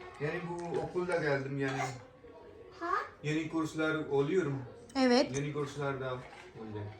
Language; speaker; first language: Turkish; non-native, learner; Urdu